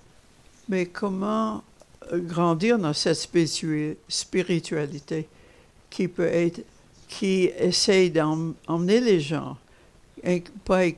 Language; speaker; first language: French; non-native, fluent; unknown